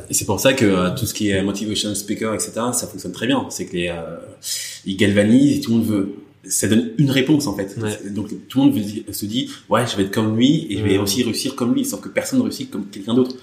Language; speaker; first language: French; native; French